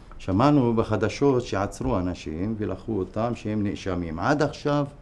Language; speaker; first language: Hebrew; non-native, local second language; Arabic